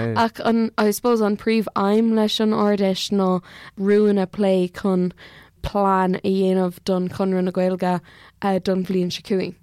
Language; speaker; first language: Irish; non-native, local second language; English